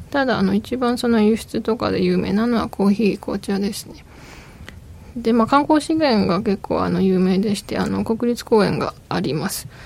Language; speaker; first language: Japanese; native; Japanese